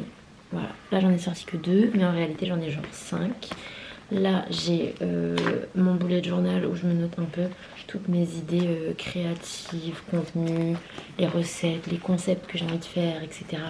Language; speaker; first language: French; native; French